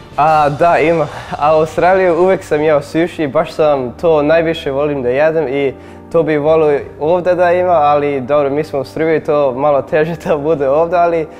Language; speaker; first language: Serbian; early bilingual, heritage; English